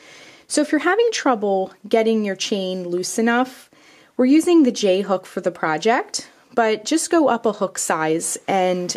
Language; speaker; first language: English; native; English